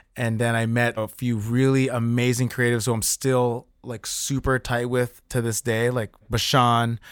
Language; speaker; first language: English; native; English